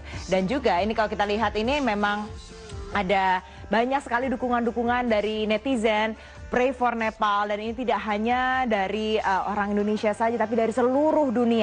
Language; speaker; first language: Indonesian; native; Indonesian